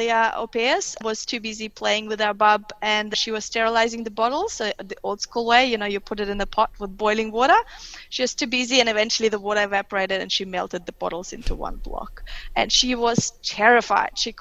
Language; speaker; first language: English; non-native, fluent; Russian